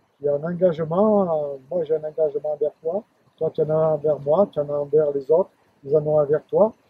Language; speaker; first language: French; native; French